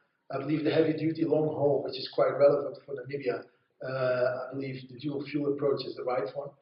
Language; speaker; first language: English; non-native, fluent; Dutch